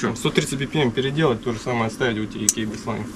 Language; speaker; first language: Russian; native; Russian